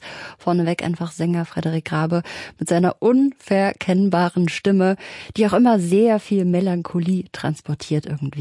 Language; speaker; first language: German; native; German